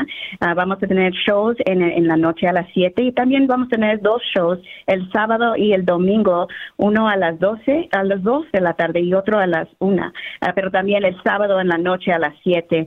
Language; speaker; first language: Spanish; early bilingual, heritage; Spanish